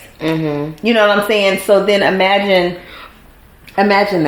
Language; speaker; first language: English; native; English